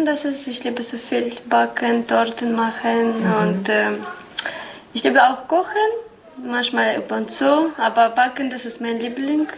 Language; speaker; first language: German; non-native, learner; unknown